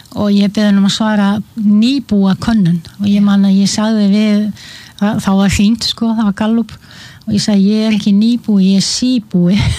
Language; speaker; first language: Icelandic; non-native, fluent; Dutch